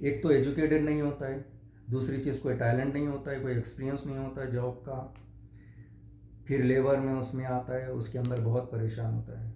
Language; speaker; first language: Hindi; native; Hindi